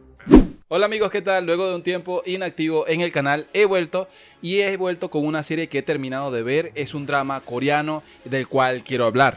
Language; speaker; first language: Spanish; native; Spanish